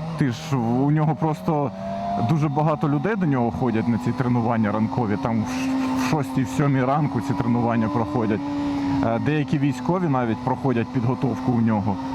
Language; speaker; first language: Ukrainian; non-native, local second language; Russian